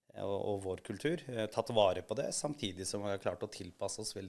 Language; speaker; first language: Norwegian; early bilingual, other home language; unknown